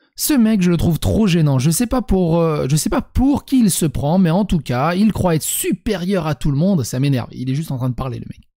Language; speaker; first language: French; early bilingual, other home language; Serbian